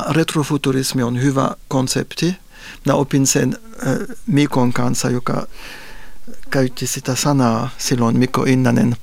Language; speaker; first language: Finnish; non-native, fluent; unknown